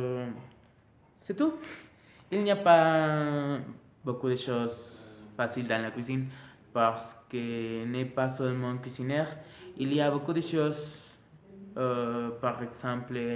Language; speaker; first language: French; non-native, learner; Spanish